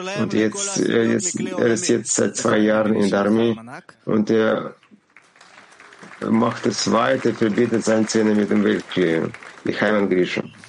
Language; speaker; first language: German; non-native, learner; Hebrew